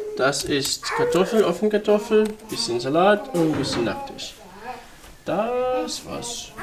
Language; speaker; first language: German; non-native, fluent; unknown